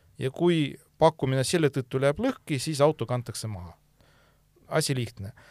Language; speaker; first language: Estonian; non-native, local second language; Russian